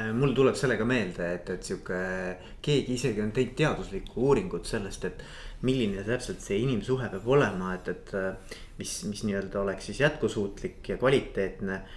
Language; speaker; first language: Estonian; native; Estonian